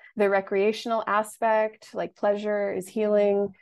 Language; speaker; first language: English; native; English